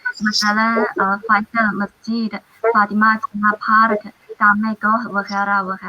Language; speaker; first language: Hindi; non-native, fluent; Chinese